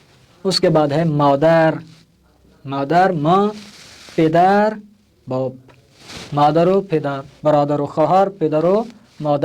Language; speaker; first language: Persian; non-native, fluent; Urdu